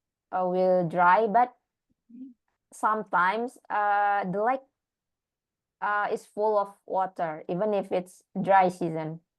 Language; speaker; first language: English; non-native, learner; Indonesian